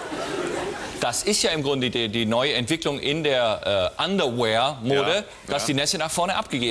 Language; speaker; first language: German; native; German